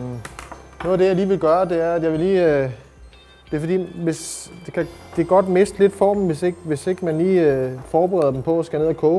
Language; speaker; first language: Danish; native; Danish